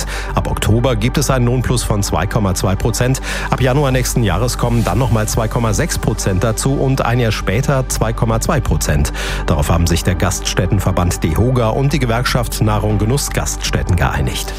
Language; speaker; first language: German; native; German